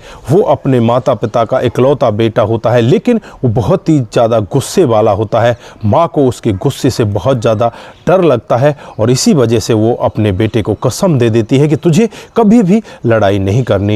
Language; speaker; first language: Hindi; native; Hindi